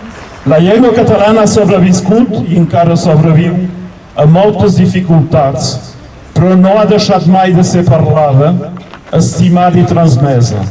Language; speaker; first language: Catalan; non-native, local second language; French